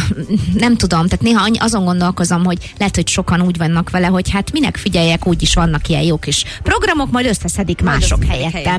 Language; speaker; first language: Hungarian; native; Hungarian